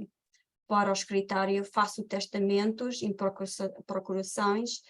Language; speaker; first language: Portuguese; early bilingual, heritage; Portuguese